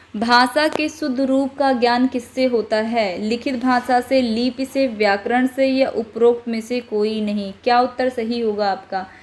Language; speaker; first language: Hindi; native; Hindi